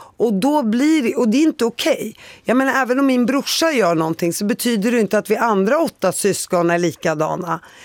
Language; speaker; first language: Swedish; early bilingual, other home language; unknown